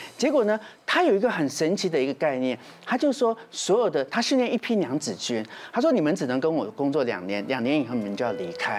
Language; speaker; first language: Chinese; native; Chinese